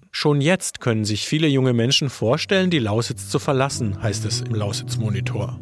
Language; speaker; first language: German; native; German